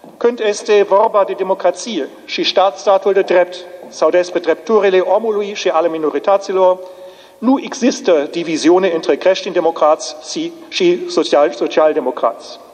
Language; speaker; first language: Romanian; non-native, fluent; German